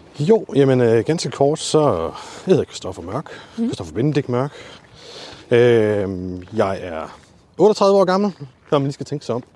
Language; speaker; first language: Danish; native; Danish